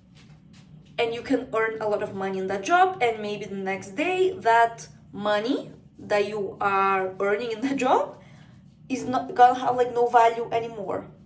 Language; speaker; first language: English; non-native, fluent; Spanish